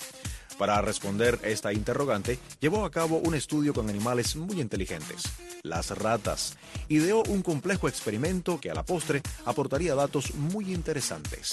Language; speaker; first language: Spanish; native; Spanish